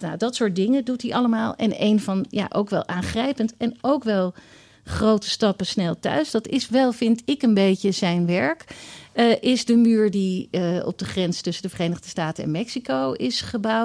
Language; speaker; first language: Dutch; native; Dutch